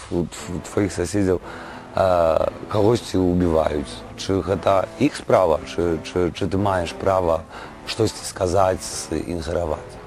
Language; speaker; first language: Belarusian; non-native, fluent; Polish